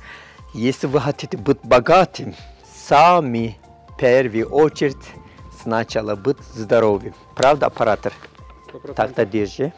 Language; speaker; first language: Russian; non-native, fluent; Turkish